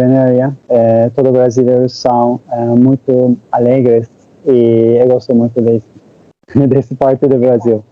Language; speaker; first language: Portuguese; non-native, learner; Turkish